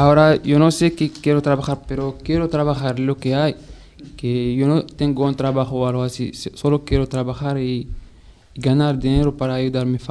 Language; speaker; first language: Spanish; non-native, learner; Arabic